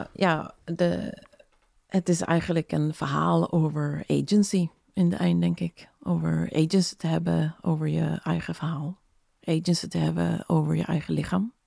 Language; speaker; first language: Dutch; non-native, fluent; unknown